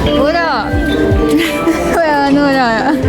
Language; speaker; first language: Korean; non-native, learner; Portuguese